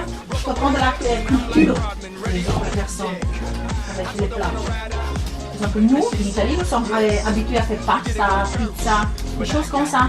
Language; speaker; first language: French; non-native, fluent; Italian